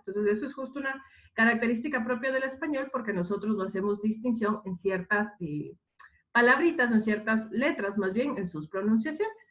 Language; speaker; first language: Spanish; native; Spanish